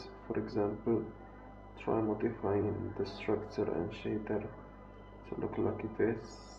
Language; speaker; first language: English; non-native, fluent; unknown